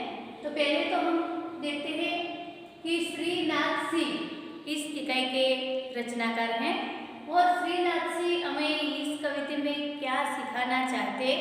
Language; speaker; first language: Hindi; non-native, local second language; Gujarati